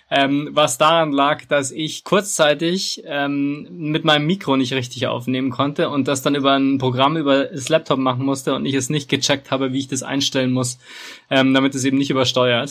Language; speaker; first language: German; native; German